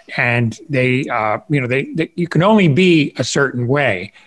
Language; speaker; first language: English; early bilingual, other home language; Spanish